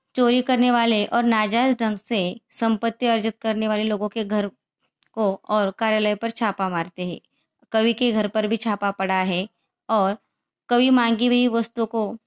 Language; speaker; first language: Hindi; non-native, local second language; Marathi